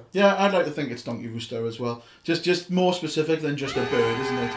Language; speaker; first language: English; native; English